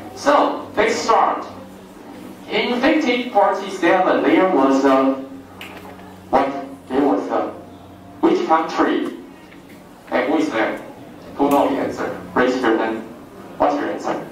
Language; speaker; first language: English; non-native, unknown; Chinese